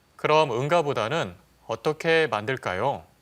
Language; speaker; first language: Korean; native; Korean